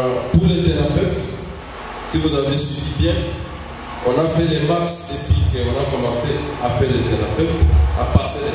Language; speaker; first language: French; non-native, local second language; Swahili